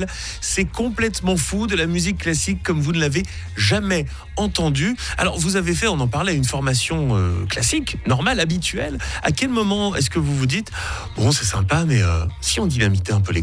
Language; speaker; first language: French; native; French